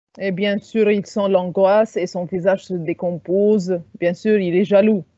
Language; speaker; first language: French; non-native, fluent; Arabic